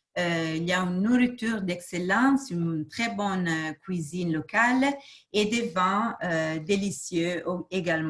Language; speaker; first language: French; non-native, fluent; Portuguese